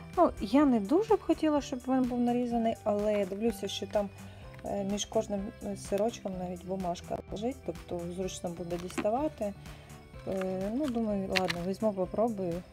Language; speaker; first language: Ukrainian; non-native, local second language; Russian